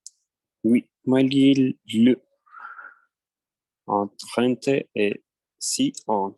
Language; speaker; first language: French; non-native, learner; Spanish